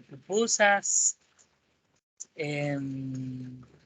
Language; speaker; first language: English; non-native, learner; Spanish